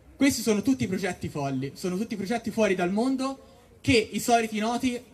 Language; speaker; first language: Italian; native; Italian